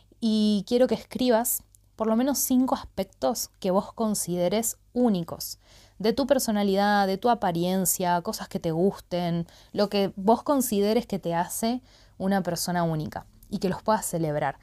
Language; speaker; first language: Spanish; native; Spanish